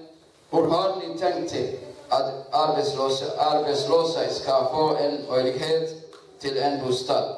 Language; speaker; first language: Swedish; non-native, learner; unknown